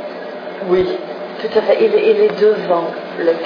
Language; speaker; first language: French; non-native, fluent; English